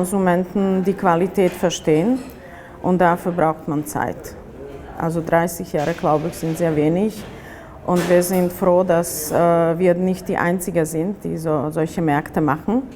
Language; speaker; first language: German; non-native, fluent; Slovak